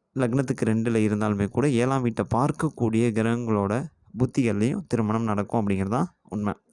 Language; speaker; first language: Tamil; native; Tamil